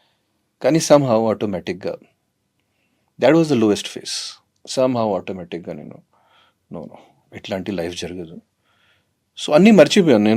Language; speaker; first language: Telugu; non-native, fluent; Hindi